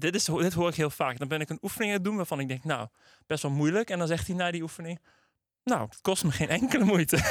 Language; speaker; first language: Dutch; native; Dutch